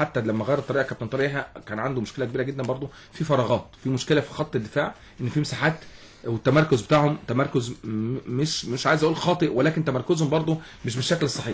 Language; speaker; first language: Arabic; native; Arabic